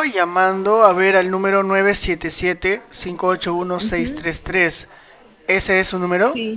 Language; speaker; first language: Spanish; native; Spanish